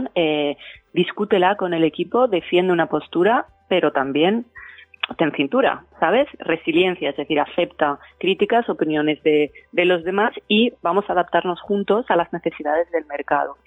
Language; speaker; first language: Spanish; native; Spanish